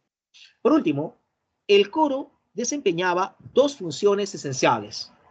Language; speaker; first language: Spanish; native; Spanish